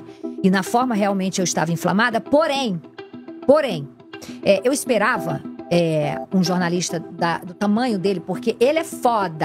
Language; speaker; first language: Portuguese; native; Portuguese